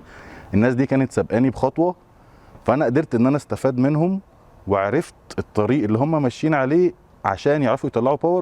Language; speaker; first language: Arabic; native; Arabic